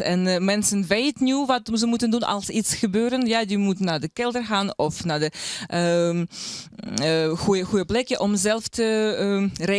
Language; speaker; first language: Dutch; non-native, learner; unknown